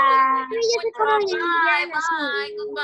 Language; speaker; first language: English; non-native, fluent; Spanish